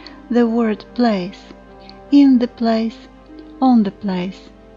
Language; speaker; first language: English; non-native, fluent; Ukrainian